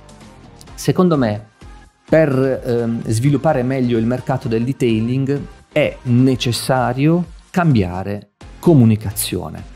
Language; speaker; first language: Italian; native; Italian